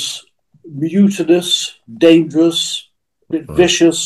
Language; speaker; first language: English; native; English